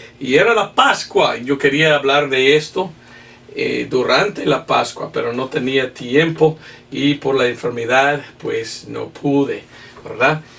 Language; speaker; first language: Spanish; non-native, fluent; English